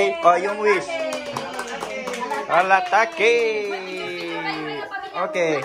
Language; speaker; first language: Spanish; non-native, learner; Filipino